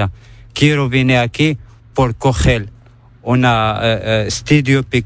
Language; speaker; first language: Spanish; non-native, learner; Arabic